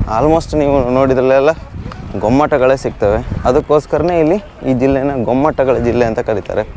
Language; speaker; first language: Kannada; non-native, local second language; Tulu